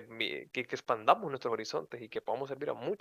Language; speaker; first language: Spanish; native; Spanish